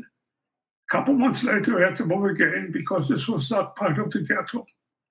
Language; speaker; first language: English; non-native, fluent; Polish